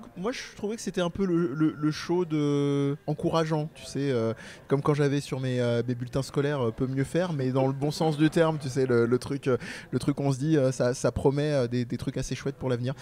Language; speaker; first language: French; native; French